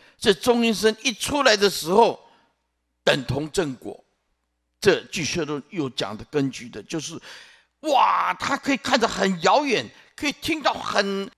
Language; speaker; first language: Chinese; non-native, local second language; Min Nan Chinese